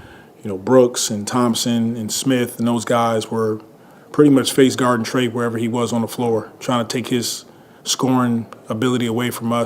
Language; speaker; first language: English; native; English